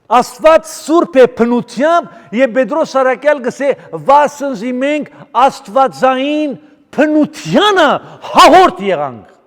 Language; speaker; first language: Armenian; early bilingual, heritage; Armenian